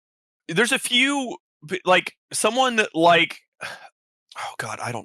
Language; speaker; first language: English; native; English